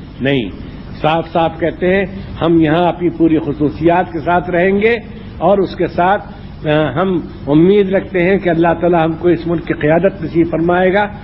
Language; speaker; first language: Urdu; native; Urdu